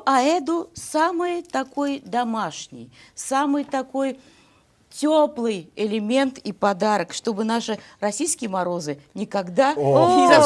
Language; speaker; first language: Russian; native; Russian